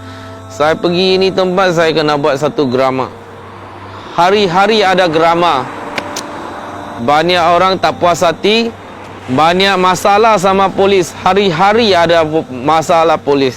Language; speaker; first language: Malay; non-native, local second language; Chinese